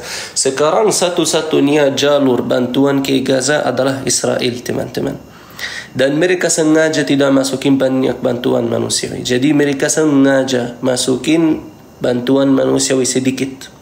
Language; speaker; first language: Indonesian; non-native, fluent; Arabic